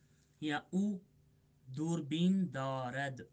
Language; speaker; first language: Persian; non-native, fluent; Urdu